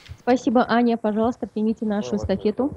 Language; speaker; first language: Russian; native; Russian